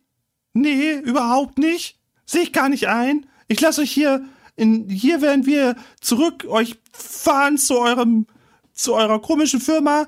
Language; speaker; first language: German; native; German